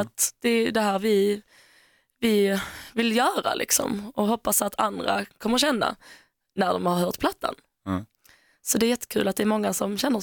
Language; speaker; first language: Swedish; native; Swedish